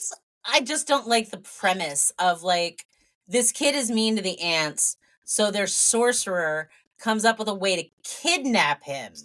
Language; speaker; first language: English; native; English